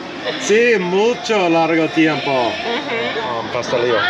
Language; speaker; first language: Spanish; non-native, learner; English